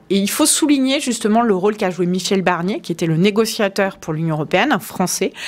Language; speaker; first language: French; native; French